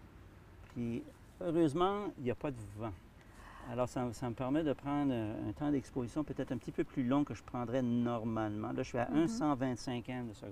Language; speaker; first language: French; native; French